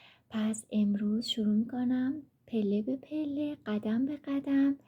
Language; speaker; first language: Persian; native; Persian